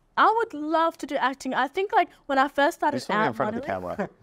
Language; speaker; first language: English; native; English